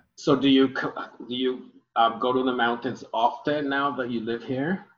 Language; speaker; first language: English; early bilingual, other home language; Spanish